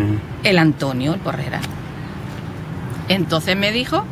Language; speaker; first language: Spanish; native; Spanish